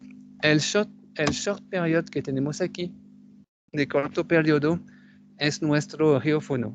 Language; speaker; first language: Spanish; non-native, fluent; French